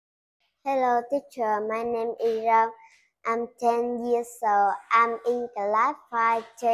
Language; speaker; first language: English; non-native, learner; Vietnamese